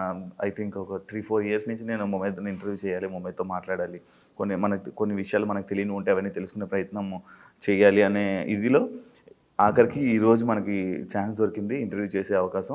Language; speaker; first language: Telugu; native; Telugu